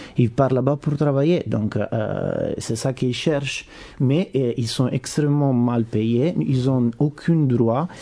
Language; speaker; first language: French; non-native, fluent; Italian